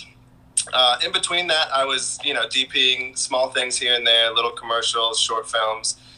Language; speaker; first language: English; native; English